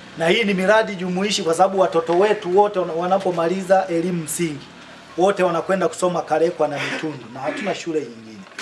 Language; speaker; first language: Swahili; native; Swahili